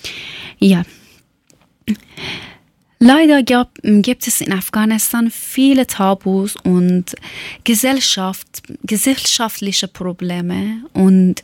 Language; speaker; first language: German; non-native, learner; Persian